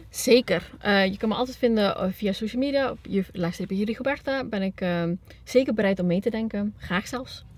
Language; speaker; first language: Dutch; early bilingual, other home language; Spanish